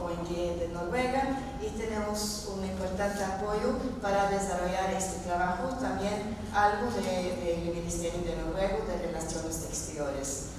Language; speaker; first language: Spanish; non-native, fluent; Norwegian